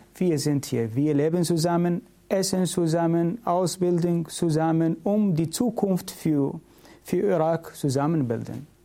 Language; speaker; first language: German; non-native, learner; Syriac